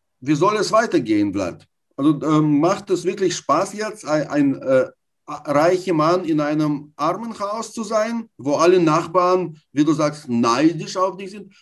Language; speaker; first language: German; non-native, fluent; Russian